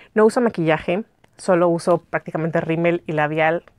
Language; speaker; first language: Spanish; native; Spanish